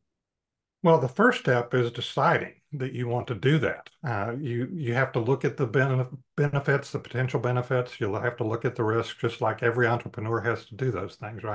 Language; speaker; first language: English; native; English